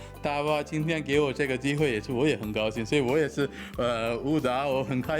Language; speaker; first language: Chinese; non-native, fluent; Sinhala